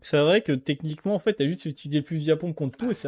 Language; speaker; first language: French; native; French